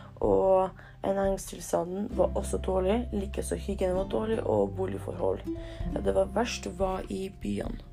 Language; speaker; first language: Norwegian; early bilingual, other home language; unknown